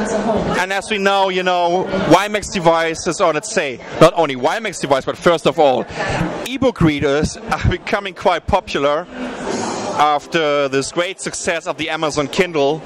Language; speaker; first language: English; non-native, fluent; German